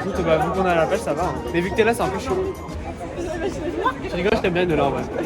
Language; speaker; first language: French; native; French